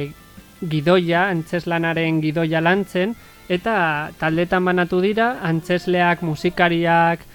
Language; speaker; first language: Basque; native; Basque